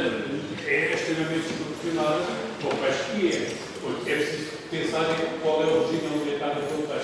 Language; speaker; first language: Portuguese; native; Portuguese